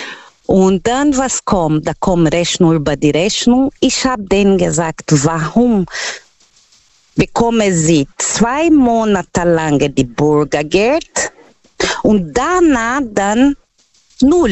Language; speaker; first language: German; non-native, learner; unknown